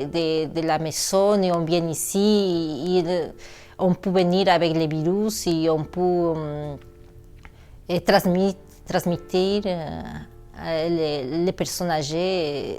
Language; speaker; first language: French; non-native, fluent; Spanish